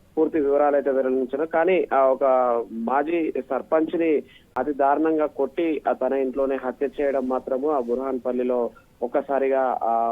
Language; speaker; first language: Telugu; native; Telugu